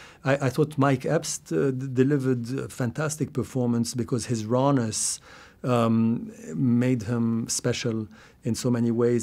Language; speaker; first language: English; non-native, fluent; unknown